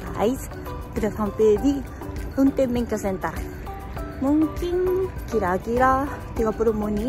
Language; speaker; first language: Indonesian; non-native, learner; Japanese